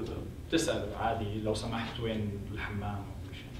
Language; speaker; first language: Arabic; native; Arabic